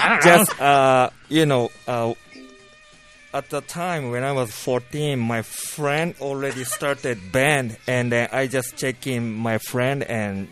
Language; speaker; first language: English; non-native, fluent; Japanese